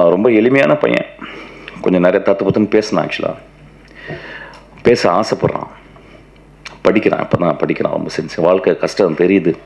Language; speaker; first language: Tamil; non-native, local second language; Malayalam